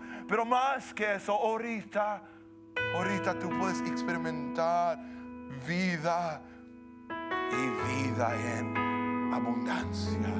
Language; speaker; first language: Spanish; early bilingual, heritage; Spanish